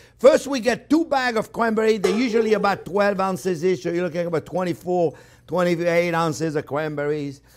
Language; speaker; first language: English; non-native, fluent; French